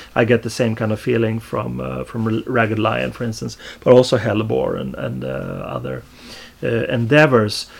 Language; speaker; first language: English; non-native, fluent; Swedish